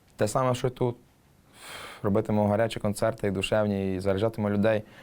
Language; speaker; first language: Ukrainian; native; Ukrainian